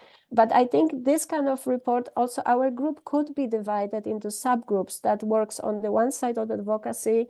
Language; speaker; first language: English; non-native, fluent; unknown